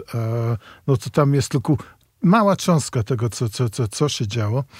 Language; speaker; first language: Polish; non-native, fluent; English